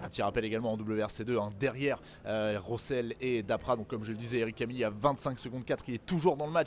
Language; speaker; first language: French; native; French